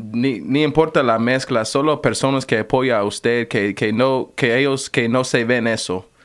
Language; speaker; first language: Spanish; non-native, fluent; English